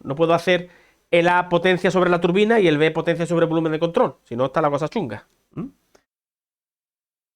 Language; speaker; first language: Spanish; native; Spanish